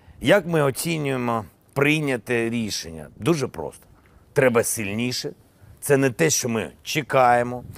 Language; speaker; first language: Ukrainian; non-native, local second language; Russian